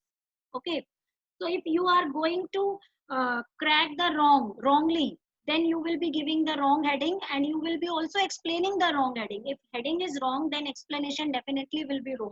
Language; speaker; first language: English; non-native, local second language; Hindi